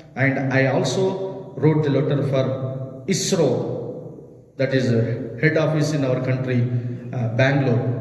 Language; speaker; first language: English; non-native, local second language; Telugu